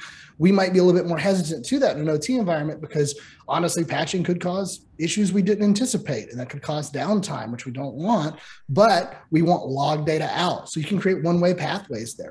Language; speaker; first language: English; native; English